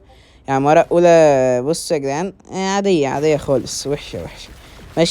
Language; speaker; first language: Arabic; native; Arabic